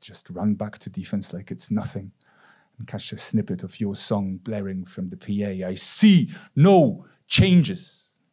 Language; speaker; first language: English; non-native, fluent; Polish